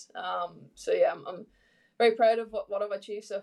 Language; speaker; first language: English; native; English